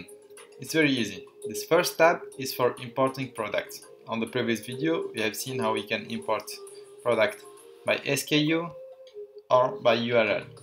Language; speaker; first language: English; non-native, fluent; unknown